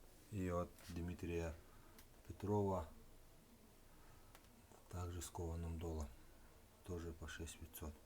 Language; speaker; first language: Russian; native; Russian